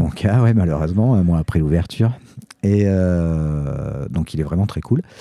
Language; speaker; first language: French; native; French